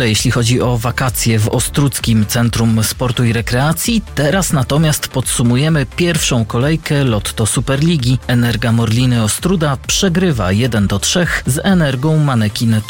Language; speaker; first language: Polish; native; Polish